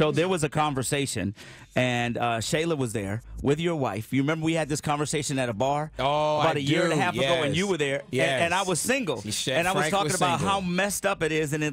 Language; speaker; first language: English; native; English